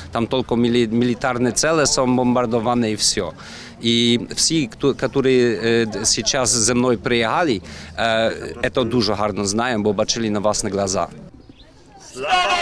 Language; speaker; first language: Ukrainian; non-native, learner; German